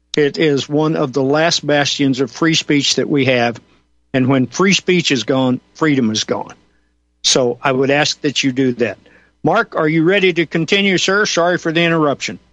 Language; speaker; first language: English; native; English